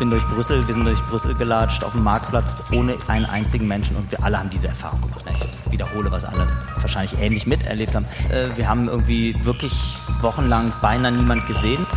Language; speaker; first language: German; native; German